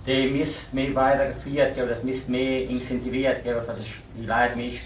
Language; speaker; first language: German; early bilingual, heritage; German